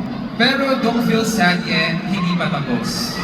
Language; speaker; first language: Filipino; non-native, learner; Korean